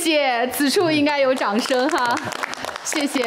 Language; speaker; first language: Chinese; native; Chinese